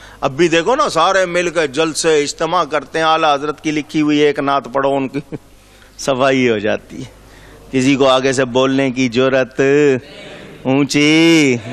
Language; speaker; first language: Urdu; non-native, local second language; Punjabi